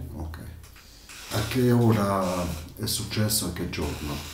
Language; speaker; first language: Italian; native; Italian